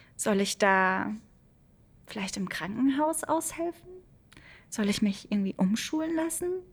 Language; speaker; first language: German; early bilingual, other home language; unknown